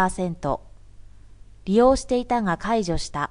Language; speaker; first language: Japanese; native; Japanese